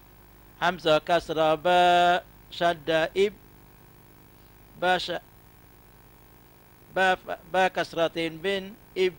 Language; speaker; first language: Arabic; non-native, learner; Malay